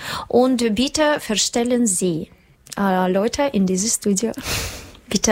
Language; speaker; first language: German; non-native, learner; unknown